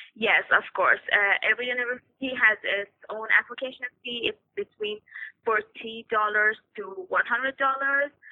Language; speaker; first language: English; non-native, fluent; Persian